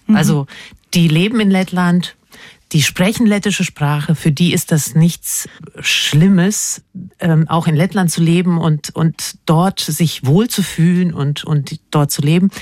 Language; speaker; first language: German; non-native, fluent; Latvian